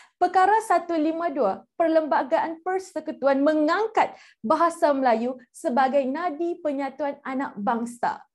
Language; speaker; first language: Malay; native; Malay